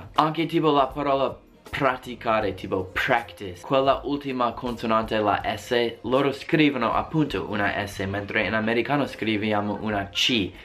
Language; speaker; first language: Italian; non-native, fluent; English